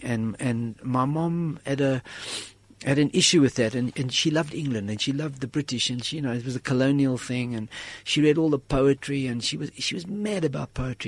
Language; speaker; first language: English; native; English